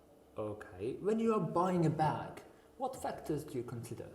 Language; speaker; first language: English; non-native, fluent; Uzbek